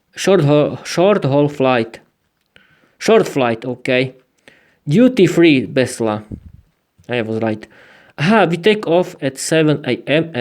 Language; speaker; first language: English; non-native, learner; Slovak